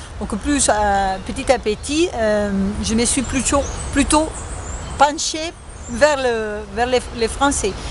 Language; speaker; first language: French; non-native, fluent; Spanish